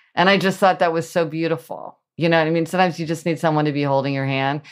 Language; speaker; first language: English; native; English